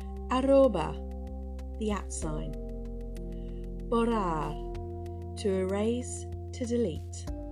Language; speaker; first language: English; native; English